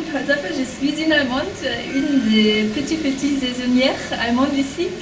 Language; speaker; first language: French; non-native, fluent; German